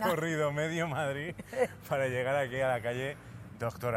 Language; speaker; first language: Spanish; native; Spanish